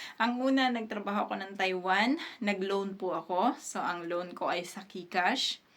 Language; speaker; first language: Filipino; native; Filipino